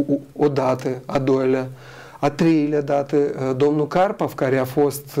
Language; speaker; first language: Romanian; non-native, local second language; Russian